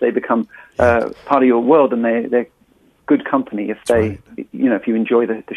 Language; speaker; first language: English; native; English